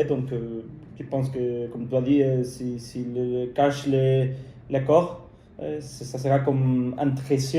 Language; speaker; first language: French; non-native, fluent; Spanish